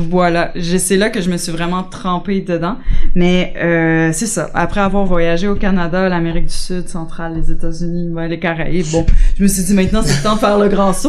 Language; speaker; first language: French; native; French